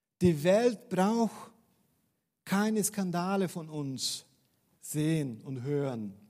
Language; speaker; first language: German; non-native, fluent; Portuguese